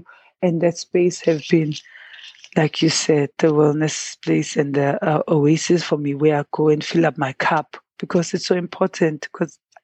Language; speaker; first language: English; non-native, local second language; Zulu